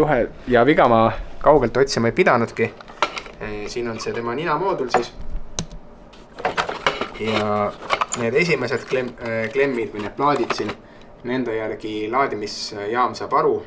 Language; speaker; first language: Estonian; native; Estonian